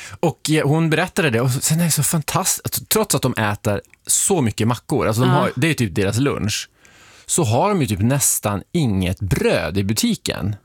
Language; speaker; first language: Swedish; native; Swedish